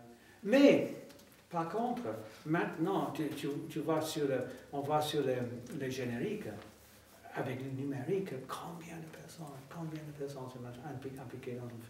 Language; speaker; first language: French; non-native, fluent; English